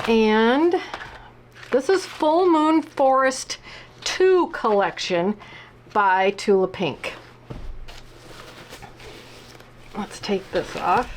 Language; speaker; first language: English; native; English